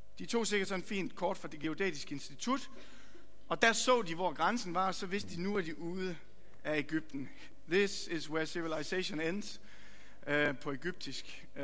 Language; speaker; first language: Danish; native; Danish